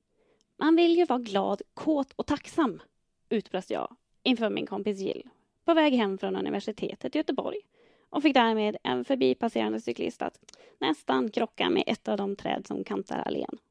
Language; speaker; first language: Swedish; native; Swedish